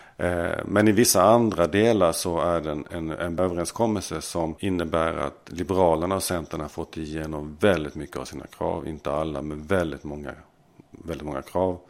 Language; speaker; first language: Swedish; native; Swedish